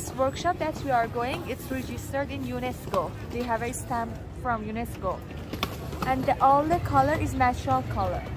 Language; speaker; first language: English; non-native, fluent; Persian